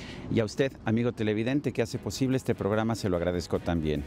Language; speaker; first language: Spanish; native; Spanish